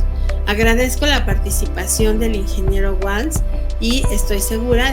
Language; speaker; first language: Spanish; native; Spanish